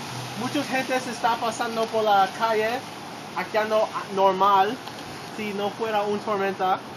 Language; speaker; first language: Spanish; non-native, learner; English